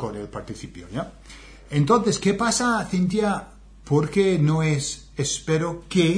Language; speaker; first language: Spanish; non-native, fluent; English